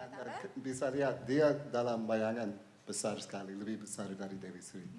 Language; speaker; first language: Indonesian; non-native, fluent; English